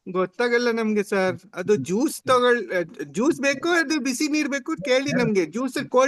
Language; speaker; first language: Kannada; non-native, learner; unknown